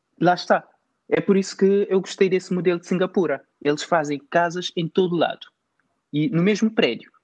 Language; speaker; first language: Portuguese; native; Portuguese